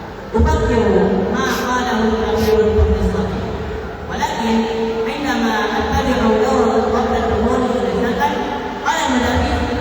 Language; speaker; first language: Arabic; non-native, learner; Indonesian